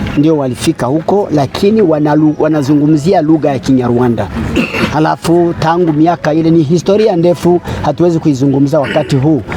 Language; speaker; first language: Swahili; non-native, local second language; Kinyarwanda